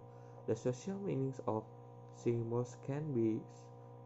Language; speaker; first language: English; non-native, learner; Indonesian